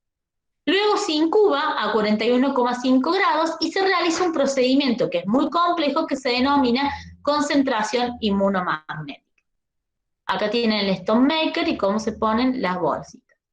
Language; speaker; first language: Spanish; native; Spanish